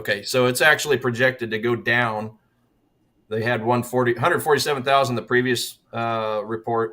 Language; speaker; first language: English; native; English